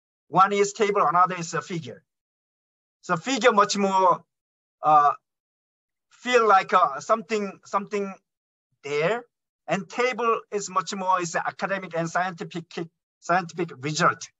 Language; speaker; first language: English; non-native, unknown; Korean